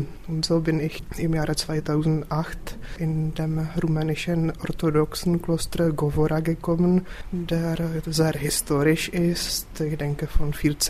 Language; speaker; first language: German; non-native, fluent; Czech